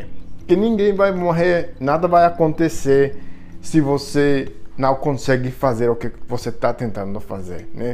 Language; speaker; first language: Portuguese; non-native, fluent; English